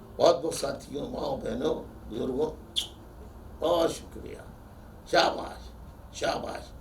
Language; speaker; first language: Urdu; native; Urdu